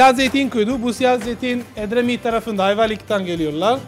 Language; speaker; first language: Turkish; non-native, learner; Italian